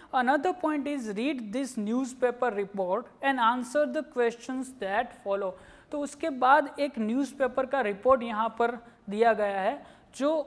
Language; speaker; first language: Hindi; non-native, local second language; Gujarati